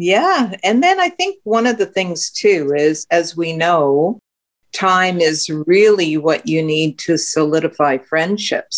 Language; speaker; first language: English; native; English